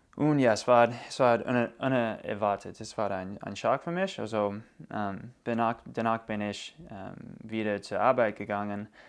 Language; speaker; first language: German; non-native, learner; English